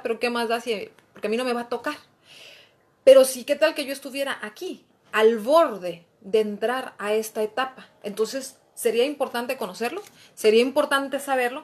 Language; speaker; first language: Spanish; native; Spanish